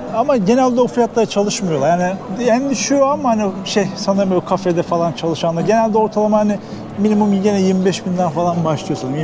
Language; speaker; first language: Turkish; native; Turkish